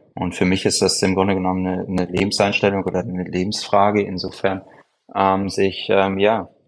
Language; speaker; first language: German; native; German